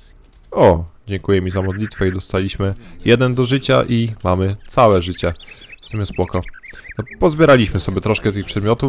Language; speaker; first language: Polish; native; Polish